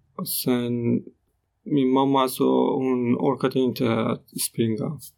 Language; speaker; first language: Swedish; non-native, learner; Persian